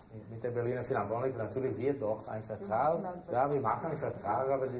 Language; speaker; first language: German; non-native, fluent; Italian